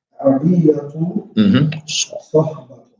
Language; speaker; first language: Arabic; non-native, learner; English